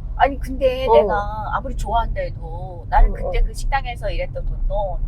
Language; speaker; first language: Korean; native; Korean